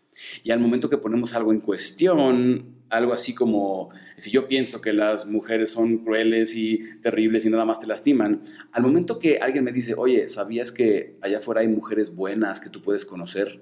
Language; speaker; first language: Spanish; native; Spanish